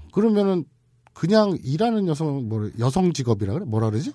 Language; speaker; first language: Korean; native; Korean